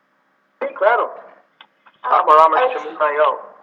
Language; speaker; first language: Spanish; non-native, learner; English